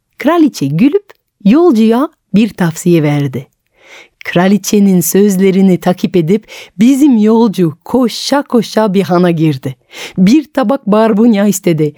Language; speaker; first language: Turkish; non-native, fluent; French